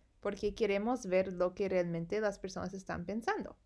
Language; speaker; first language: Spanish; non-native, fluent; English